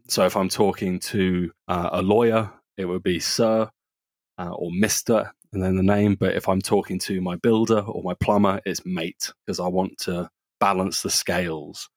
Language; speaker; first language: English; native; English